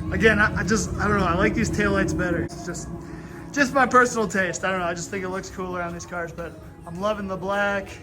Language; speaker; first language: English; native; English